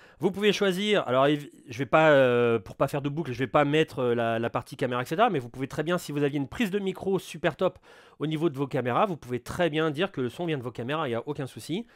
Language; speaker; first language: French; native; French